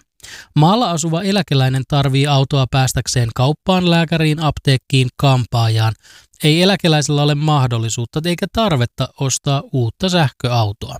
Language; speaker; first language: Finnish; native; Finnish